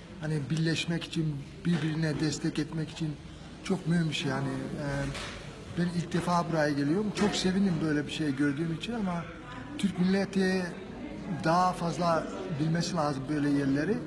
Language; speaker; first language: Turkish; early bilingual, heritage; Turkish